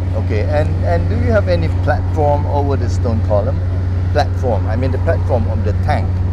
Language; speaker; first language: English; non-native, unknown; Thai